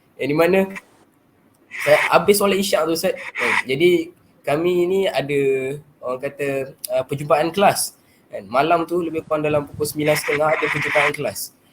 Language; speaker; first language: Malay; native; Malay